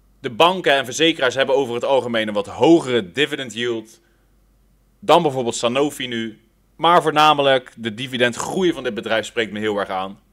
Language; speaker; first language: Dutch; native; Dutch